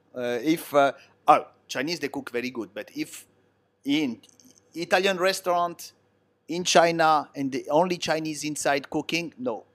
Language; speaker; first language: English; non-native, learner; Italian